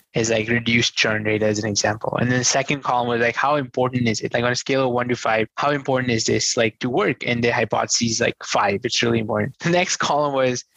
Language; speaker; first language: English; non-native, local second language; Hindi